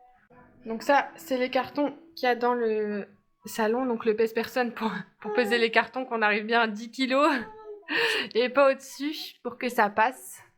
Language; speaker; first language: French; native; French